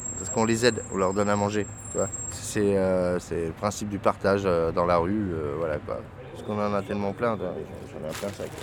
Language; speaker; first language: French; native; French